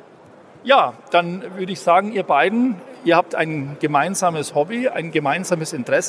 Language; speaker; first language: German; native; German